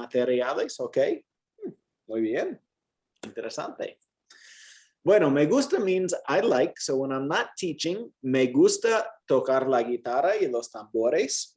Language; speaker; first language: Spanish; non-native, fluent; English